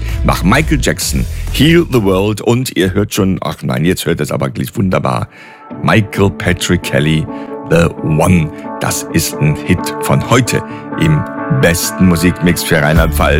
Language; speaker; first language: German; native; German